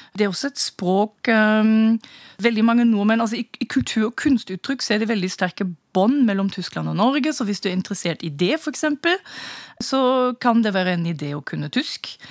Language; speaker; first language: Norwegian; non-native, fluent; German